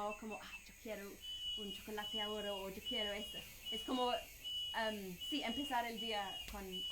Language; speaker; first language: Spanish; non-native, fluent; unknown